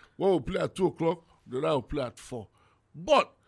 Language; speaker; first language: English; non-native, local second language; Yoruba